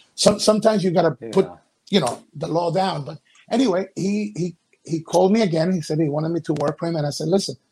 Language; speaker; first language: English; early bilingual, other home language; Spanish